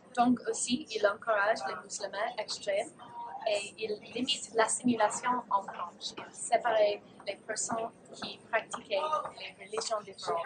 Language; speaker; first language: French; non-native, learner; English